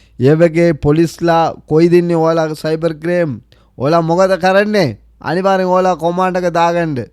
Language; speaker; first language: Sinhala; early bilingual, heritage; Sinhala